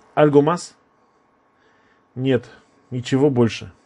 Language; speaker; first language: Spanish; non-native, fluent; Russian